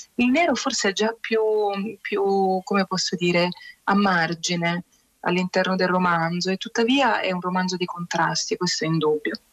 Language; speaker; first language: Italian; native; Italian